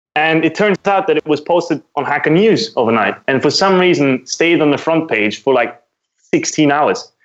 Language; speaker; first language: English; non-native, fluent; German